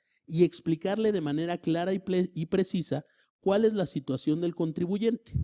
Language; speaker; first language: Spanish; native; Spanish